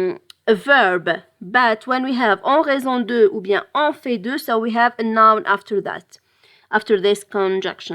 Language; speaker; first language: English; non-native, fluent; French